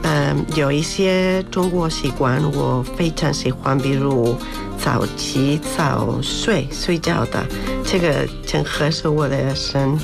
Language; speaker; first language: Chinese; non-native, learner; Spanish